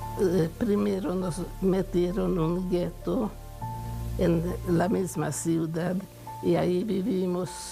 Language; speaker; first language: Spanish; non-native, fluent; Hungarian